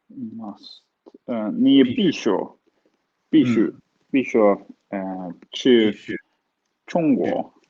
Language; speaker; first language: Chinese; non-native, learner; Swedish